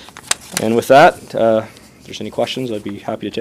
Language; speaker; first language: English; native; English